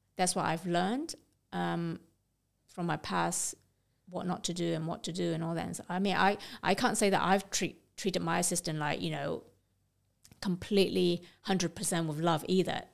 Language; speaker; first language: English; non-native, local second language; Cantonese